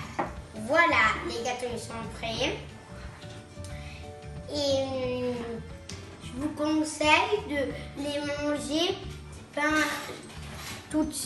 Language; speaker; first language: French; early bilingual, heritage; French